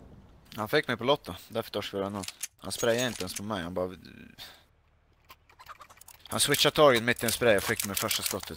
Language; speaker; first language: Swedish; native; Swedish